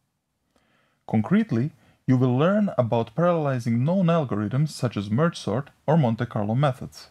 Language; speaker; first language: English; non-native, fluent; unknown